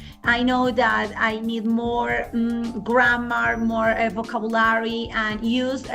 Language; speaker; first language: English; non-native, fluent; Spanish